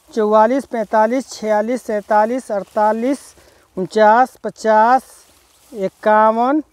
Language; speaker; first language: Hindi; native; Hindi